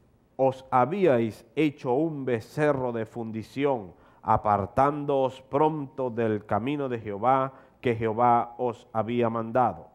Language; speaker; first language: Spanish; native; Spanish